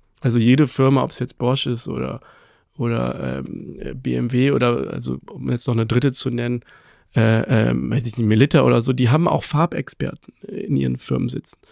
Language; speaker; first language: German; early bilingual, other home language; Persian